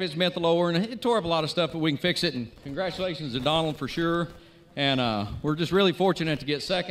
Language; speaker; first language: English; native; English